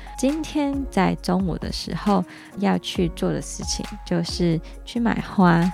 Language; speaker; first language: Chinese; non-native, local second language; Cantonese